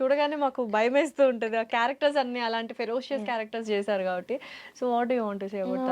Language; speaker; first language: Telugu; native; Telugu